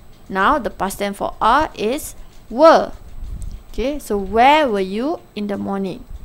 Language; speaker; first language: English; non-native, local second language; Malay